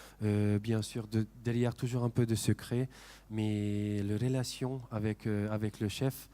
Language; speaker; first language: French; non-native, fluent; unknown